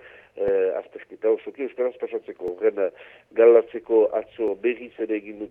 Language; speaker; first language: Basque; native; Basque